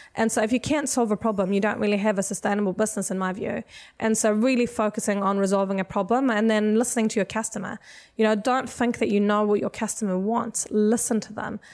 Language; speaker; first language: English; non-native, fluent; Swedish